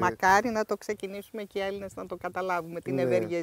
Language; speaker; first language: Greek; native; Greek